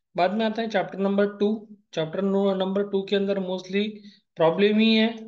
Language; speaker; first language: Hindi; non-native, local second language; Marathi